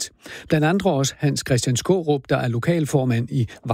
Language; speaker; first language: Danish; native; Danish